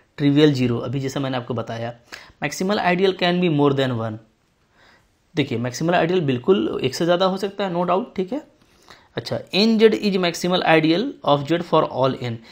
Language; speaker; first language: Hindi; native; Hindi